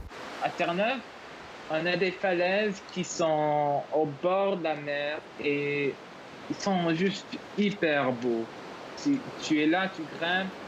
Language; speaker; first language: French; non-native, local second language; English